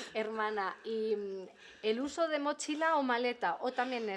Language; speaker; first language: Spanish; native; Spanish